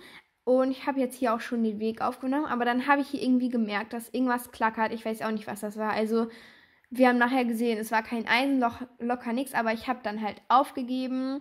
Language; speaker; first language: German; native; German